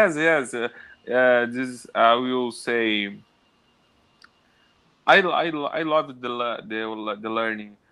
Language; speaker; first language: English; non-native, learner; Portuguese